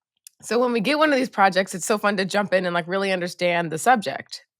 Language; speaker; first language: English; native; English